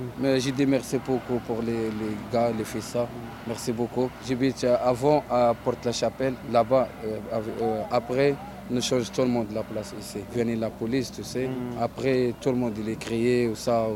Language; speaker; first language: French; non-native, learner; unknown